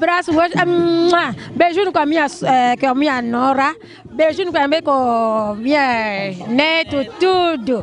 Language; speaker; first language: Portuguese; non-native, local second language; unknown